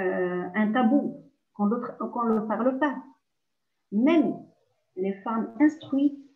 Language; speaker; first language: French; non-native, local second language; Arabic